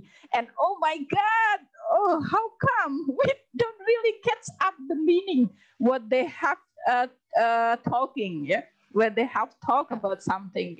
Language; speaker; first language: English; non-native, learner; Indonesian